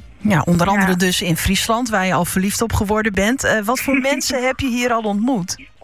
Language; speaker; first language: Dutch; non-native, local second language; Western Frisian